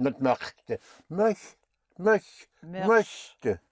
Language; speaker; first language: German; non-native, fluent; English